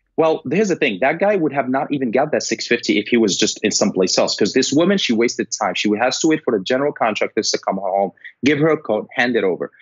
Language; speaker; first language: English; non-native, fluent; Arabic